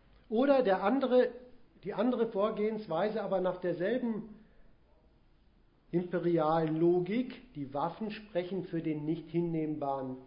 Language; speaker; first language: German; native; German